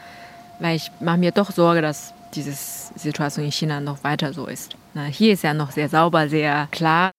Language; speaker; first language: German; non-native, fluent; Chinese